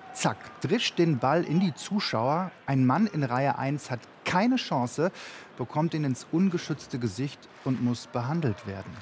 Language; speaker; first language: German; native; German